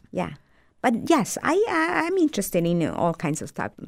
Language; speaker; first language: English; non-native, fluent; Italian